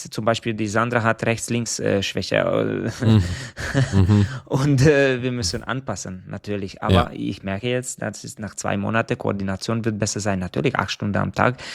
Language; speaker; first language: German; non-native, fluent; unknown